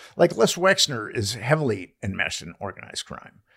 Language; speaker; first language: English; native; English